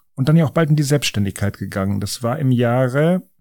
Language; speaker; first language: German; non-native, fluent; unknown